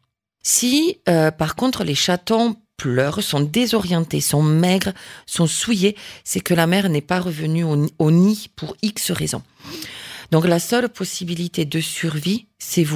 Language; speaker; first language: French; native; French